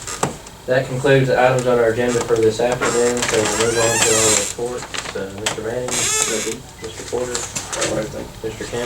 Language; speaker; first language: English; native; English